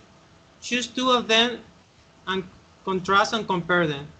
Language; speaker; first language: English; non-native, fluent; Spanish